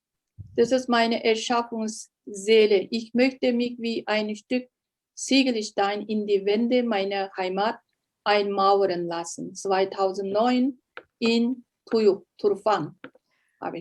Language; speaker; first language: German; non-native, learner; Uyghur